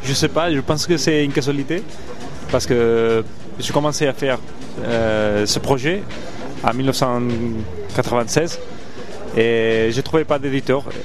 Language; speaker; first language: French; non-native, fluent; Spanish